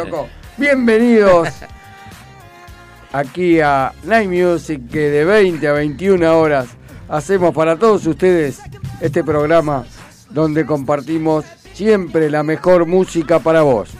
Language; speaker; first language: Spanish; native; Spanish